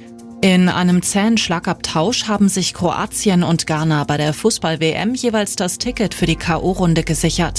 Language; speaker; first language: German; native; German